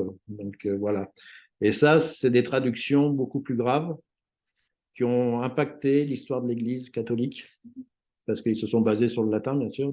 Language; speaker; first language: French; native; French